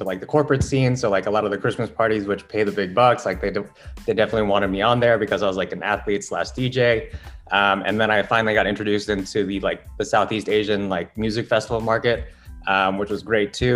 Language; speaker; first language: English; non-native, local second language; Filipino